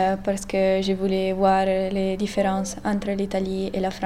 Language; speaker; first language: French; non-native, learner; Italian